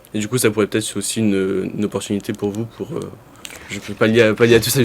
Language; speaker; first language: French; native; French